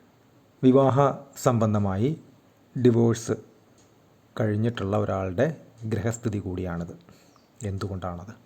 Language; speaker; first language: Malayalam; native; Malayalam